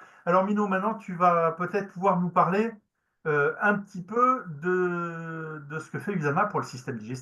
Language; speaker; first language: French; native; French